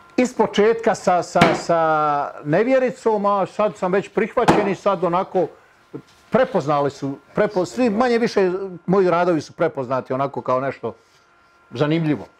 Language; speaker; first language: Bosnian; native; Bosnian